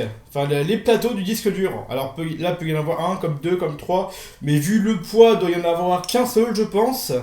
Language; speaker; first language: French; native; French